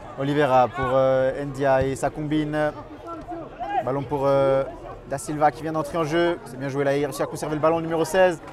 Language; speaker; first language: French; native; French